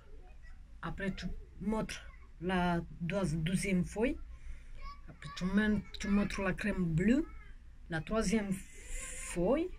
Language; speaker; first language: French; non-native, local second language; Romanian